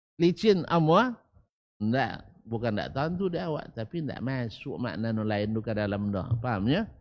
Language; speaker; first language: Malay; native; Malay